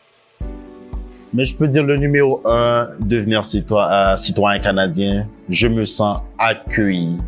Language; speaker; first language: French; non-native, local second language; Haitian Creole